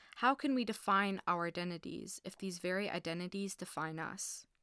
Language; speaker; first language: English; early bilingual, heritage; English